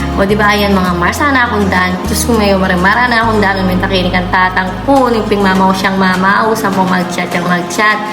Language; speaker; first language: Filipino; non-native, local second language; Pampanga